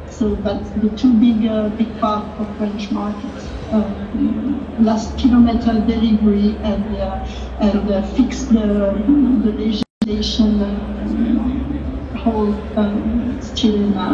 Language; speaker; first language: English; non-native, learner; French